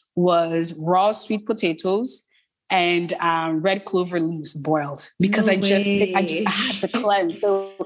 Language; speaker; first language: English; early bilingual, other home language; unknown